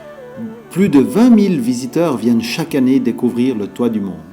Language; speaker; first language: French; native; French